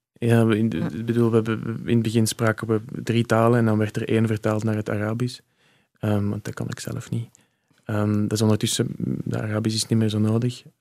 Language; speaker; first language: Dutch; native; Dutch